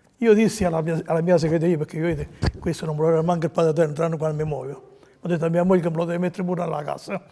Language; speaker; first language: Italian; native; Italian